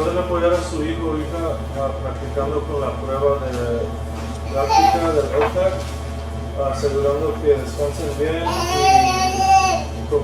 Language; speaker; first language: Spanish; early bilingual, heritage; Spanish